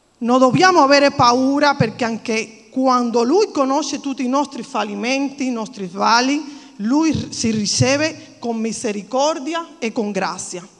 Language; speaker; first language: Italian; non-native, fluent; Spanish